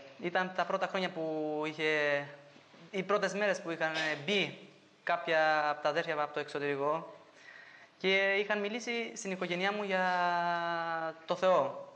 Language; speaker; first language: Greek; non-native, fluent; Albanian